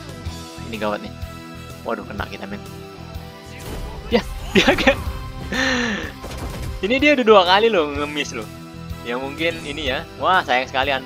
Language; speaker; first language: Indonesian; native; Indonesian